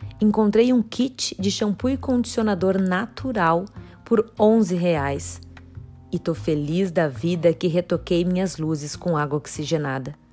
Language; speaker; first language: Portuguese; native; Portuguese